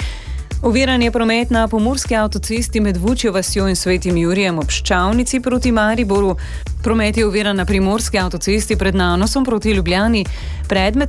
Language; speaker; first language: Slovenian; native; Slovenian